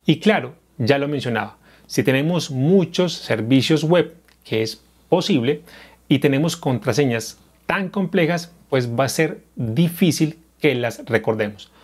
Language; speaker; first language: Spanish; native; Spanish